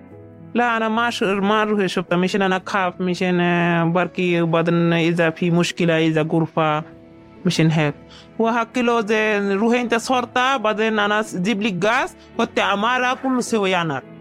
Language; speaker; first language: Arabic; non-native, learner; Bangla